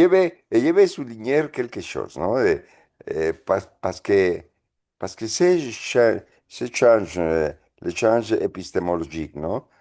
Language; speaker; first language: French; non-native, fluent; Spanish